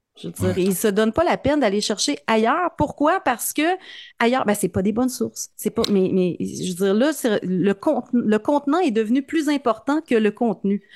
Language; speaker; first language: French; native; French